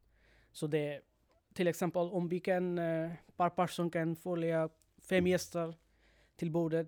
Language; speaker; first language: Swedish; non-native, learner; Bangla